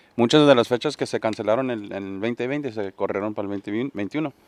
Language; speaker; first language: Spanish; native; Spanish